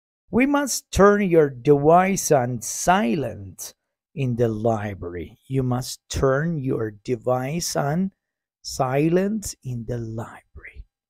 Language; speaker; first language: English; non-native, fluent; Persian